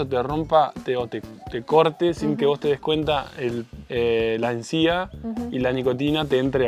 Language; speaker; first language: Spanish; native; Spanish